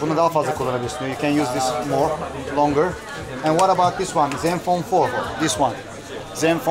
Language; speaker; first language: English; non-native, learner; Turkish